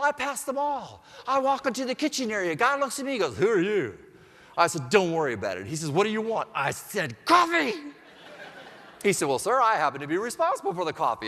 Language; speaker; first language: English; native; English